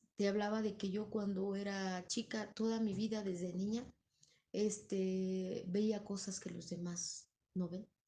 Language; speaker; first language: Spanish; native; Spanish